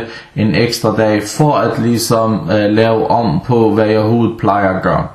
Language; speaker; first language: Danish; early bilingual, other home language; Arabic